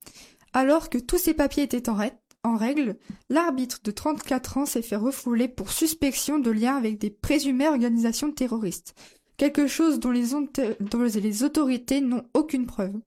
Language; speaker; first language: French; native; French